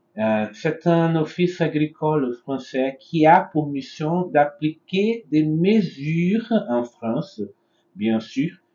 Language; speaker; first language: French; non-native, fluent; Portuguese